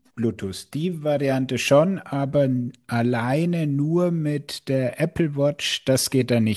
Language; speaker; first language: German; native; German